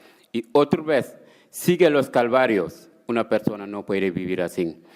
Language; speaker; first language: Spanish; non-native, fluent; Wolof